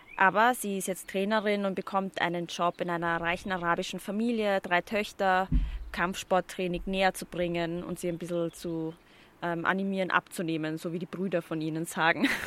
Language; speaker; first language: German; early bilingual, other home language; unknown